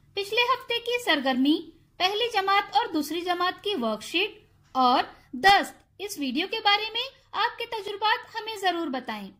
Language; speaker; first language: Urdu; native; Urdu